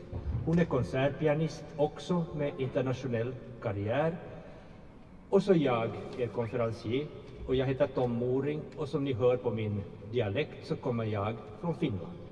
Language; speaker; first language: Swedish; native; Swedish